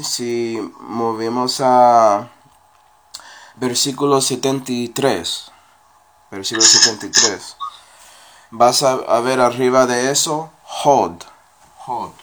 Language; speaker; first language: Spanish; non-native, fluent; English